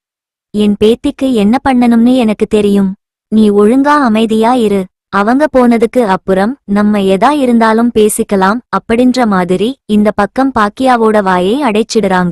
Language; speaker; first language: Tamil; native; Tamil